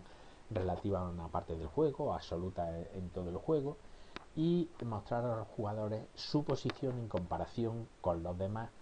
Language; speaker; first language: Spanish; native; Spanish